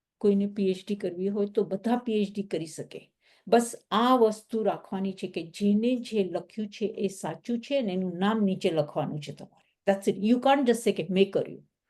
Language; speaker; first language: Gujarati; early bilingual, heritage; Gujarati